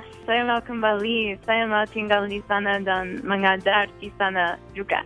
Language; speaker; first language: Indonesian; non-native, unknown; English